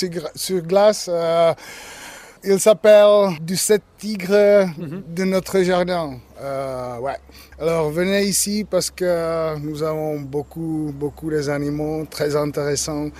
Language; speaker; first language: French; non-native, learner; Czech